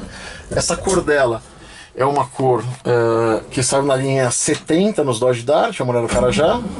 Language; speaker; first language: Portuguese; native; Portuguese